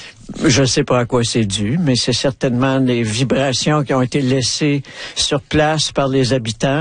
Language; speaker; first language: French; native; French